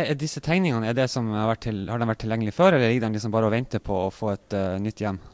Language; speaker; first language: Norwegian; native; Norwegian